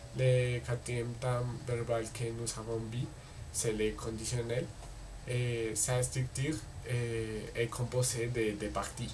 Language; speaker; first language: French; non-native, learner; Spanish